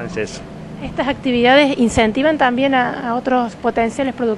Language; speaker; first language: Spanish; native; Spanish